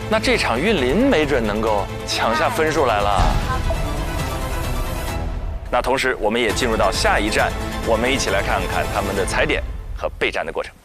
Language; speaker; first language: Chinese; native; Chinese